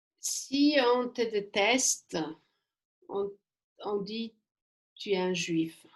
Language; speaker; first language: French; non-native, fluent; Polish